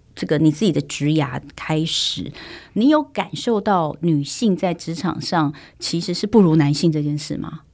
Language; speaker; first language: Chinese; native; Chinese